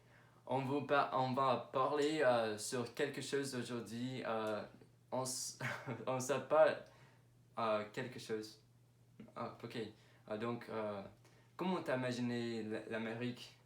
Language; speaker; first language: French; non-native, learner; English